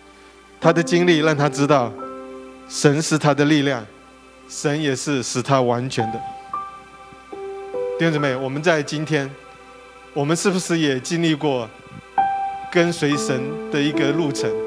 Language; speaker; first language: Chinese; native; Chinese